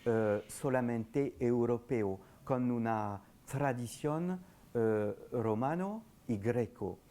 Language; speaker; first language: Spanish; non-native, learner; Italian